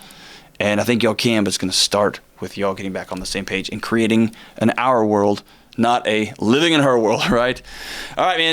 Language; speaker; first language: English; native; English